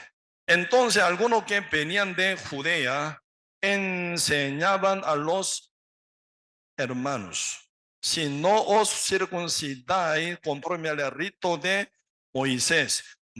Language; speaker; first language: Spanish; non-native, learner; Korean